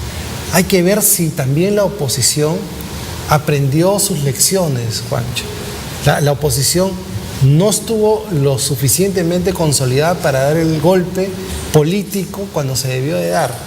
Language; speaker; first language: Spanish; native; Spanish